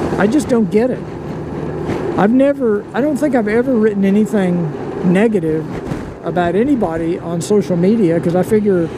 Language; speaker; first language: English; native; English